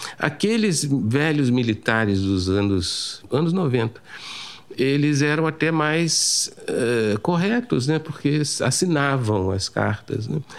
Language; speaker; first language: Portuguese; native; Portuguese